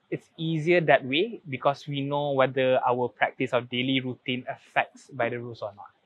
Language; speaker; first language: English; non-native, local second language; Malay